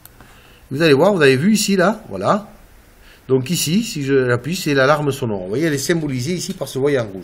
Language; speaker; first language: French; native; French